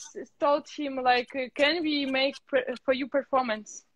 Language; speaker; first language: English; non-native, learner; Russian